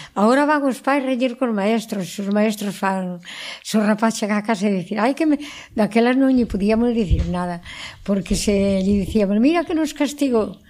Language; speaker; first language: Galician; native; Galician